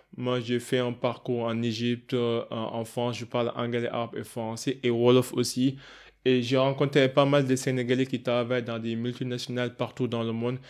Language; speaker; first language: French; non-native, local second language; Wolof